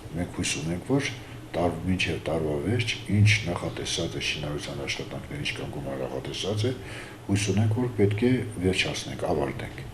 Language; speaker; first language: Armenian; native; Armenian